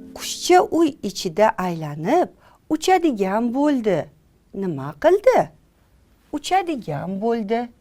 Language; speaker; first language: Uzbek; native; Uzbek